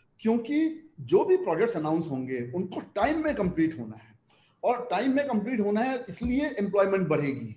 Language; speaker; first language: Hindi; non-native, local second language; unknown